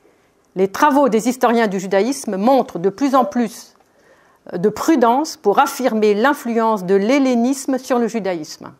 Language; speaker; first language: French; native; French